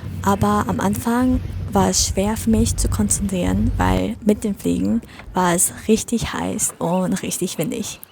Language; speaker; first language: German; non-native, fluent; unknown